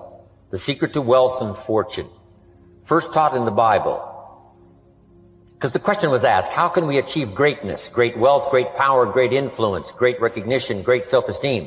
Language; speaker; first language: English; native; English